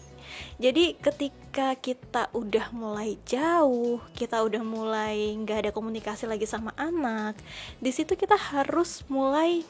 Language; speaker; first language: Indonesian; native; Indonesian